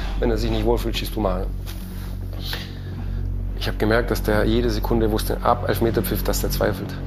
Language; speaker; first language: German; native; German